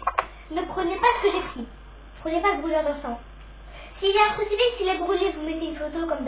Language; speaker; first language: French; native; French